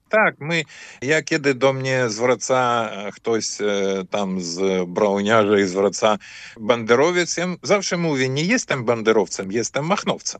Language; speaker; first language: Polish; non-native, fluent; Ukrainian